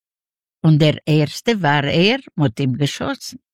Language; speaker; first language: German; non-native, fluent; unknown